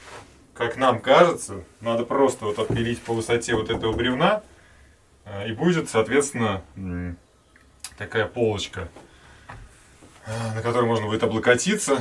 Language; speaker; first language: Russian; native; Russian